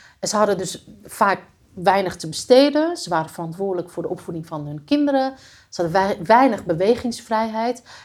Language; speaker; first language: Dutch; early bilingual, other home language; Riffian